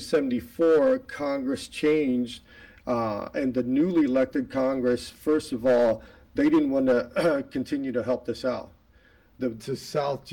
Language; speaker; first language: English; native; English